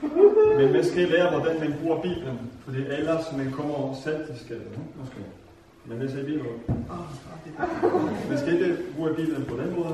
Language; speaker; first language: Danish; non-native, fluent; Vietnamese